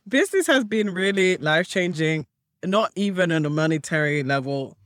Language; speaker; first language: English; early bilingual, other home language; Akan